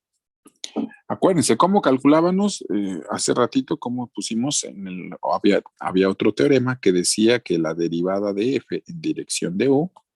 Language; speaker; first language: Spanish; native; Spanish